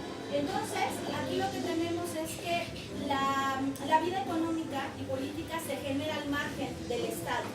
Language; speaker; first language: Spanish; native; Spanish